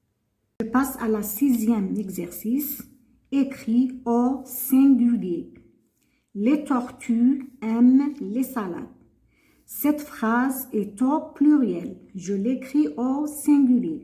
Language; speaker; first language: French; non-native, local second language; Arabic